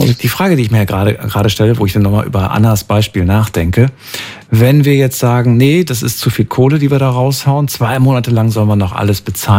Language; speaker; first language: German; native; German